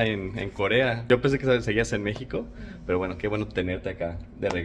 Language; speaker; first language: Spanish; native; Spanish